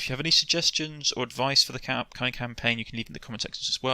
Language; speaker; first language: English; native; English